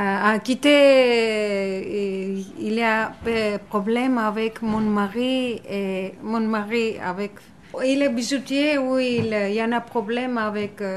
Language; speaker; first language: French; non-native, learner; Armenian